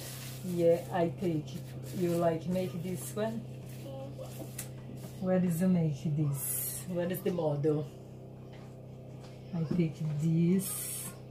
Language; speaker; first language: English; non-native, learner; Portuguese